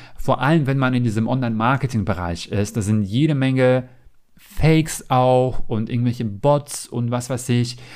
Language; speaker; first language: German; non-native, fluent; Macedonian